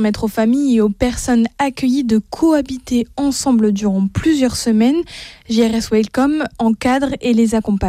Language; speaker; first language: French; native; French